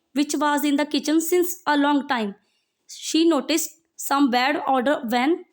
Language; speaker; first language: English; non-native, local second language; Punjabi